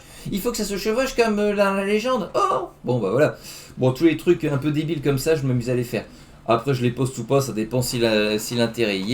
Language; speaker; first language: French; native; French